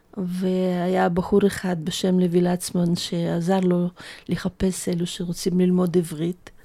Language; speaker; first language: Hebrew; non-native, fluent; Russian